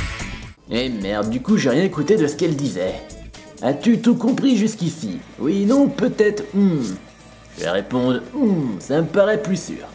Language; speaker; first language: French; native; French